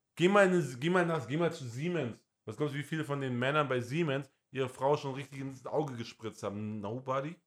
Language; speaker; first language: German; non-native, fluent; English